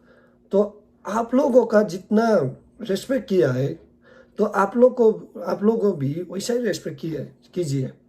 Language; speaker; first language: Hindi; non-native, learner; Nepali